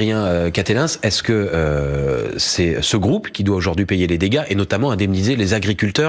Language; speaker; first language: French; native; French